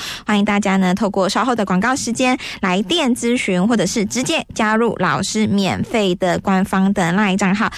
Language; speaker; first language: Chinese; native; Chinese